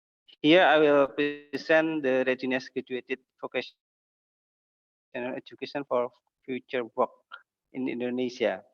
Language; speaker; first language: English; non-native, learner; Indonesian